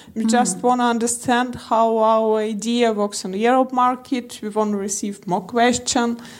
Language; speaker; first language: English; non-native, learner; Russian